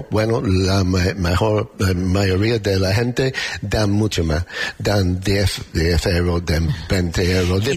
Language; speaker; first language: Spanish; non-native, learner; English